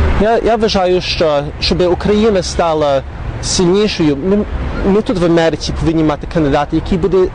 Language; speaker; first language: Ukrainian; early bilingual, heritage; Ukrainian